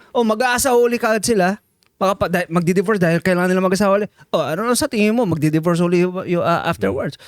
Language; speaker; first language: Filipino; native; Filipino